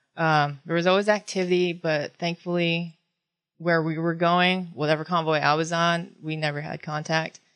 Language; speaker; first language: English; early bilingual, other home language; Filipino